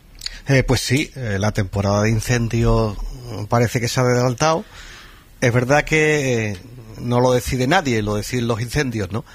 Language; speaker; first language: Spanish; native; Spanish